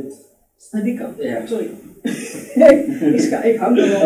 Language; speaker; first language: Dutch; native; Dutch